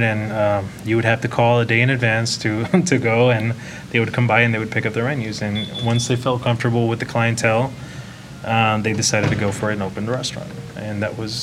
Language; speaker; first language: English; non-native, fluent; Spanish